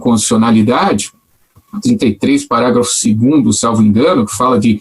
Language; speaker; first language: Portuguese; native; Portuguese